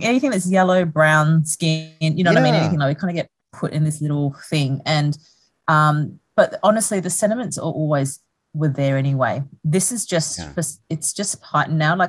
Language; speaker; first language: English; native; English